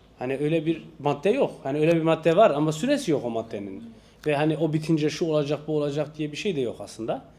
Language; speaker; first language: Turkish; native; Turkish